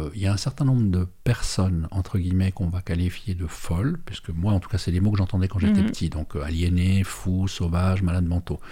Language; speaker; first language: French; native; French